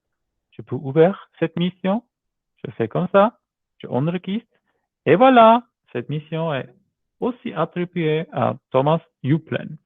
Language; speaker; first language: French; non-native, learner; German